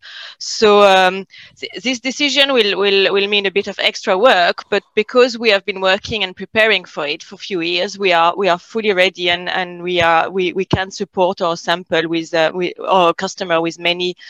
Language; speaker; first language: English; non-native, fluent; French